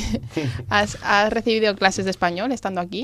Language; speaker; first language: Spanish; native; Spanish